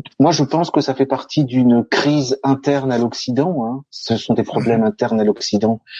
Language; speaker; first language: French; native; French